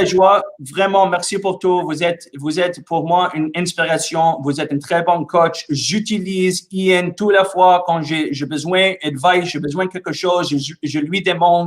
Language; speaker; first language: French; non-native, local second language; English